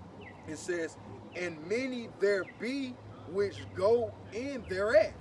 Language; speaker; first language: English; native; English